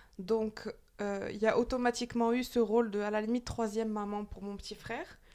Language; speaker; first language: French; non-native, local second language; Arabic